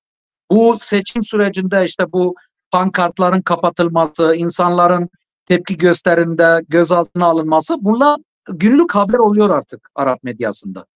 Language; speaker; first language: Turkish; non-native, fluent; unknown